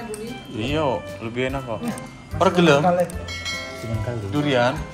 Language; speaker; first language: Indonesian; non-native, learner; German